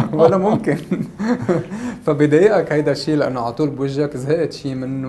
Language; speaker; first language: Arabic; native; Arabic